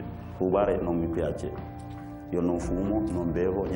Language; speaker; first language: Italian; non-native, learner; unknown